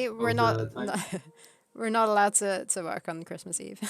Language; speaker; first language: English; native; English